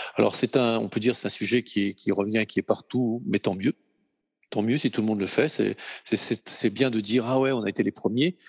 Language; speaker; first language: French; non-native, fluent; Ukrainian